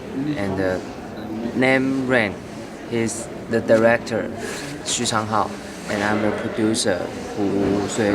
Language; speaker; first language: English; non-native, learner; Chinese